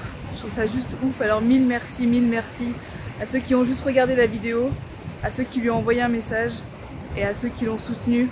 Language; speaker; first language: French; native; French